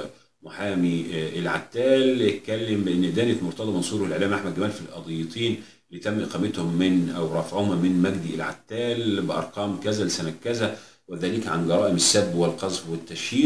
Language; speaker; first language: Arabic; native; Arabic